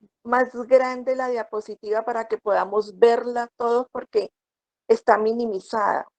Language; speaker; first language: Spanish; native; Spanish